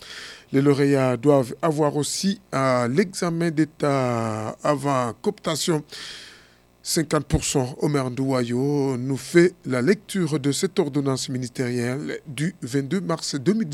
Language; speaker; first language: French; non-native, local second language; Rundi